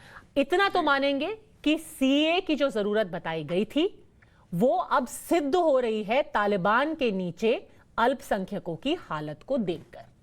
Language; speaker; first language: Hindi; native; Hindi